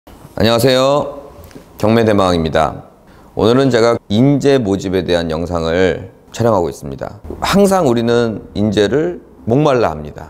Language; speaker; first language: Korean; native; Korean